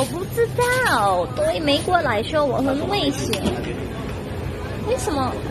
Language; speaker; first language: Chinese; non-native, learner; Korean